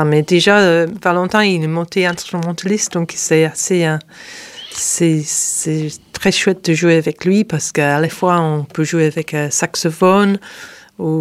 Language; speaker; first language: French; non-native, fluent; English